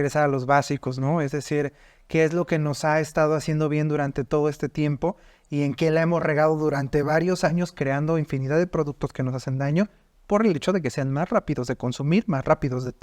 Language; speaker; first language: Spanish; native; Spanish